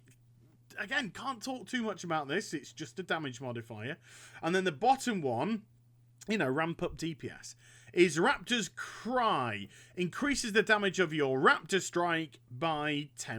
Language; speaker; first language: English; native; English